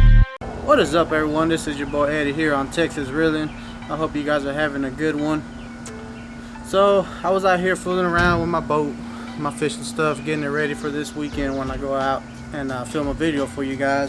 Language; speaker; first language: English; native; English